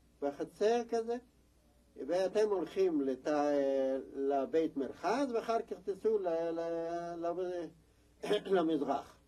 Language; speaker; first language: Hebrew; non-native, fluent; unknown